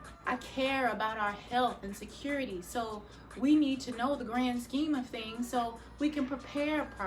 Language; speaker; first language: English; native; English